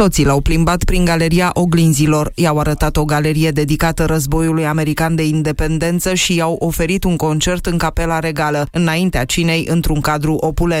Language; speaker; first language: Romanian; native; Romanian